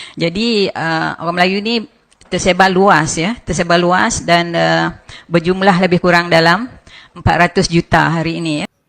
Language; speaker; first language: Malay; native; Malay